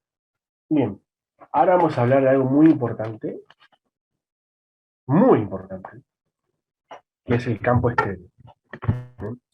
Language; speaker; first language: Spanish; native; Spanish